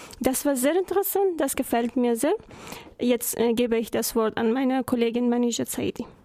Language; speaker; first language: German; non-native, learner; Persian